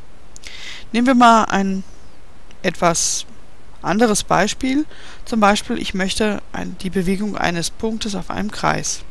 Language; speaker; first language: German; native; German